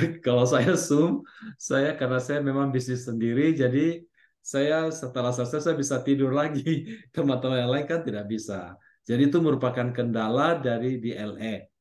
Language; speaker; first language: Indonesian; native; Indonesian